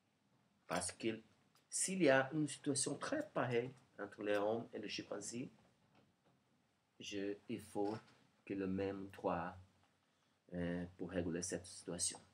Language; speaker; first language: French; non-native, learner; Portuguese